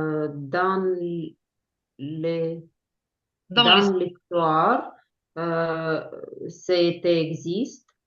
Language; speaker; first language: French; non-native, learner; Ukrainian